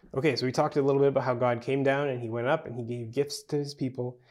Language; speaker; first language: English; native; English